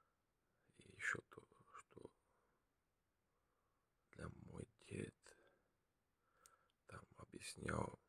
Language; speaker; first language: Russian; non-native, learner; Bulgarian